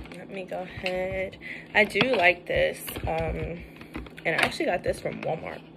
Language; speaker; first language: English; native; English